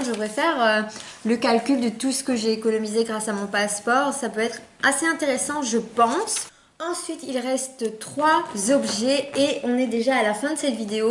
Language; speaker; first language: French; native; French